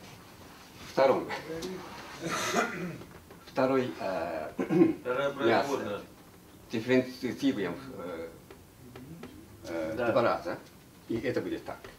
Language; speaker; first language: Russian; non-native, learner; Japanese